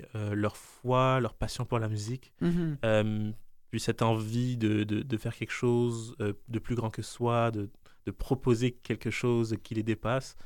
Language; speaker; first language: French; native; French